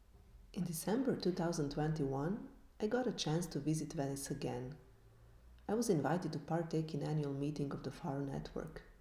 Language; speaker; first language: English; non-native, learner; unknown